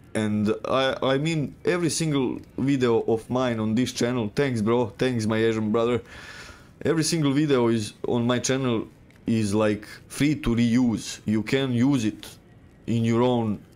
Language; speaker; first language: English; non-native, fluent; Serbian